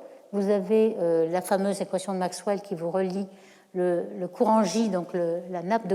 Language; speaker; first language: French; native; French